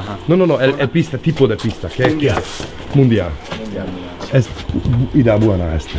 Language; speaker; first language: Spanish; non-native, learner; Hungarian